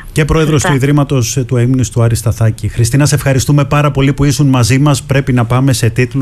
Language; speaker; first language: Greek; native; Greek